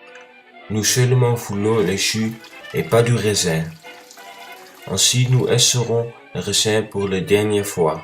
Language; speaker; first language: French; non-native, learner; Dutch